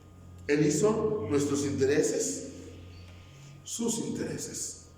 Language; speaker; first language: Spanish; native; Spanish